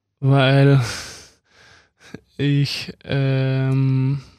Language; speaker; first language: German; non-native, fluent; Danish